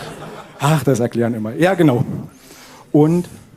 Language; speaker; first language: German; native; German